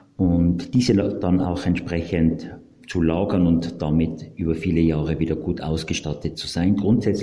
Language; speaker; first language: German; native; German